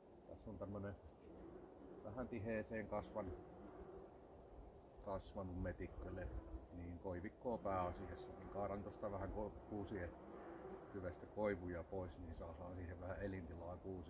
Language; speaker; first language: Finnish; native; Finnish